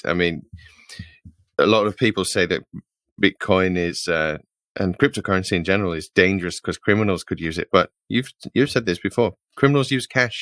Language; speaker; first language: English; native; English